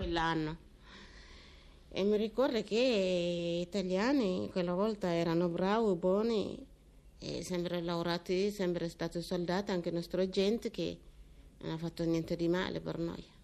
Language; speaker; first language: Italian; non-native, learner; Tigrinya